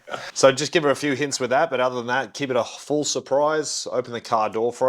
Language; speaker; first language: English; native; English